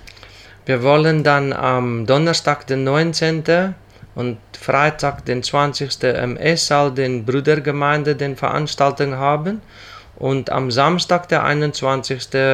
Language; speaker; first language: German; non-native, local second language; Plautdietsch